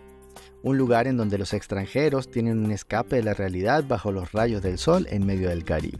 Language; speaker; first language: Spanish; native; Spanish